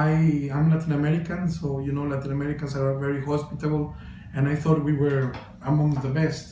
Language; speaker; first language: English; non-native, fluent; Spanish